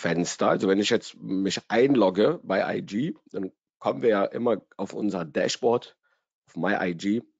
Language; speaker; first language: German; native; German